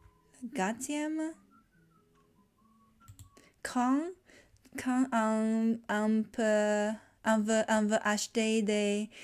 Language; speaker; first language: French; non-native, learner; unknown